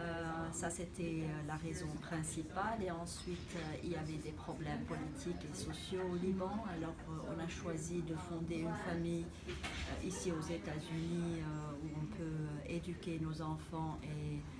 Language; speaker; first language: French; non-native, local second language; Arabic